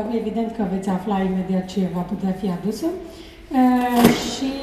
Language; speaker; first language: Romanian; native; Romanian